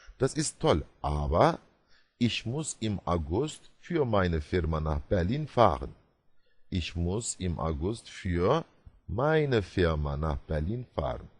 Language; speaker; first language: German; non-native, fluent; Turkish